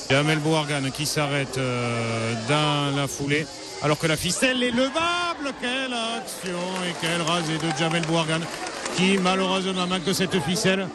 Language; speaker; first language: French; native; French